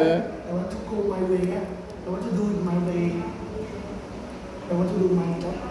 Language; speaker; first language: English; non-native, learner; Thai